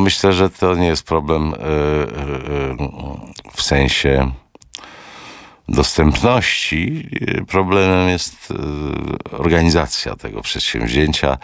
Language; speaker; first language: Polish; native; Polish